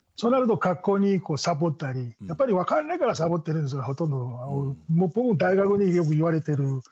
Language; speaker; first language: Japanese; non-native, fluent; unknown